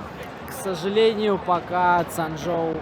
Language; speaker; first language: Russian; native; Russian